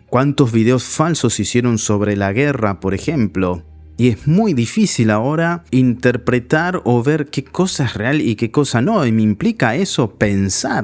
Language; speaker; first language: Spanish; native; Spanish